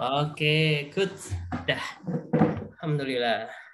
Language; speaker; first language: Indonesian; native; Indonesian